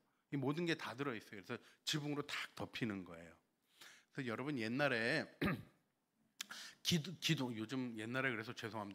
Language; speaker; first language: Korean; native; Korean